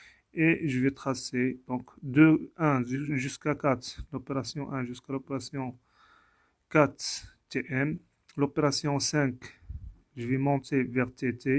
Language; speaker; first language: French; non-native, local second language; Arabic